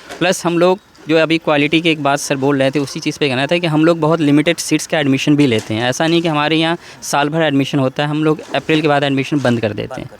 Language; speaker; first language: Hindi; native; Hindi